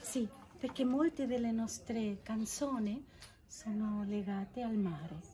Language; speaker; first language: Italian; non-native, fluent; Catalan